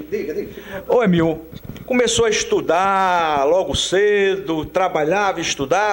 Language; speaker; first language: Portuguese; native; Portuguese